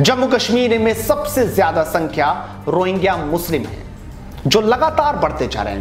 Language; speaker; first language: Hindi; native; Hindi